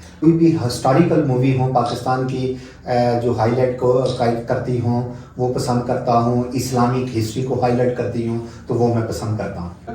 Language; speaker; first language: Urdu; non-native, local second language; Punjabi